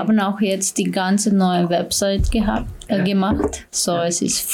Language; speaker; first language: German; non-native, learner; Slovenian